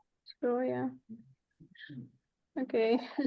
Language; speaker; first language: English; non-native, learner; Ukrainian